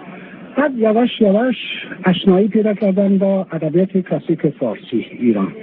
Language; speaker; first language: Persian; non-native, fluent; Chinese